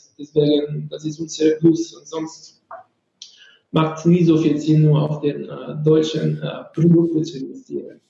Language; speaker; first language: German; non-native, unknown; Italian